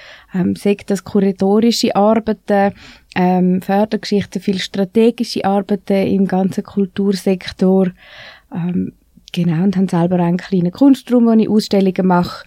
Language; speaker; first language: German; native; German